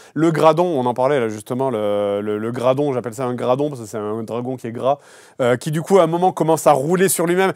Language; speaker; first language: French; native; French